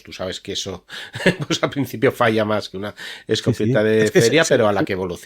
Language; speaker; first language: Spanish; native; Spanish